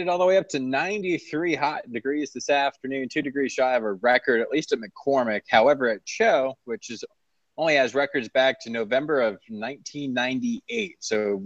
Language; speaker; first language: English; native; English